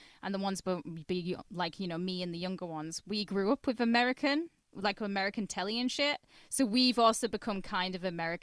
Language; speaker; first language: English; native; English